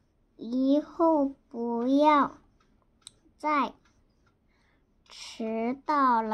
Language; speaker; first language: Chinese; non-native, learner; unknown